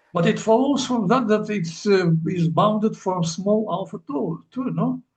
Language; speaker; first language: English; non-native, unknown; Russian